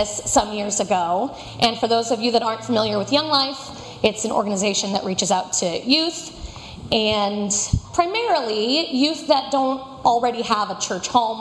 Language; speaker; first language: English; native; English